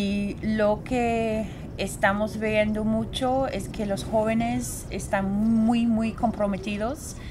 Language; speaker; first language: Spanish; non-native, fluent; English